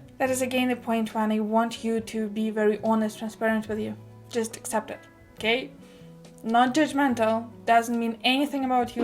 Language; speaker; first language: English; non-native, fluent; Russian